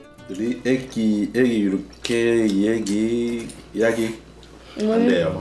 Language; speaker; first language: Korean; non-native, learner; French